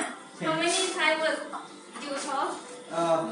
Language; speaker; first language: English; non-native, learner; Thai